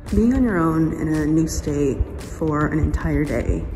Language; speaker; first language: English; native; English